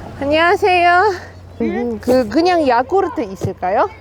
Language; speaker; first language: Korean; non-native, learner; Polish